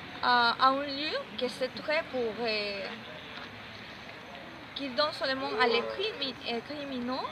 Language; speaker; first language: French; non-native, learner; Spanish